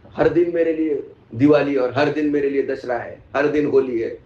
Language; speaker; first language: Hindi; non-native, local second language; Marathi